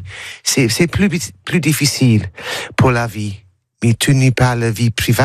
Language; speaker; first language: French; non-native, learner; English